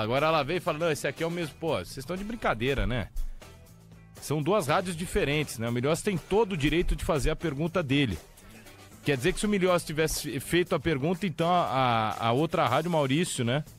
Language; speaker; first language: Portuguese; native; Portuguese